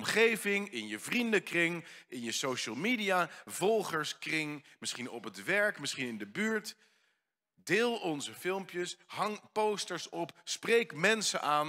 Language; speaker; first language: Dutch; native; Dutch